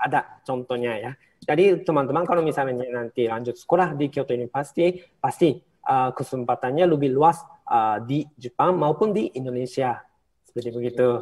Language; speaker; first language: Indonesian; non-native, fluent; Japanese